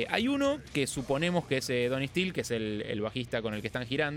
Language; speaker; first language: Spanish; native; Spanish